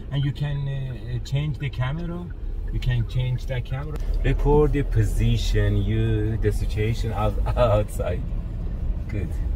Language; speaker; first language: English; non-native, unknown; Persian